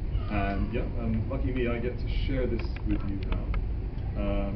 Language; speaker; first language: English; native; English